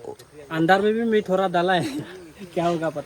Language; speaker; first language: Hindi; non-native, local second language; Karbi